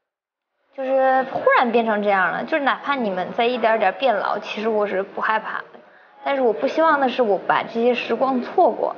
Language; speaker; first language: Chinese; native; Chinese